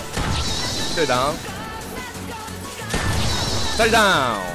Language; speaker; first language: Japanese; native; Japanese